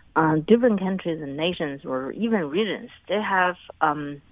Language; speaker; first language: English; non-native, fluent; Chinese